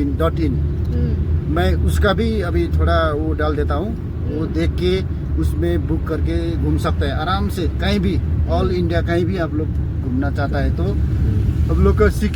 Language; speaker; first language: Hindi; non-native, local second language; Nepali